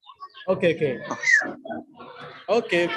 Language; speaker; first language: English; non-native, learner; Indonesian